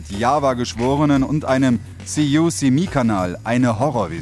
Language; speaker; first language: German; native; German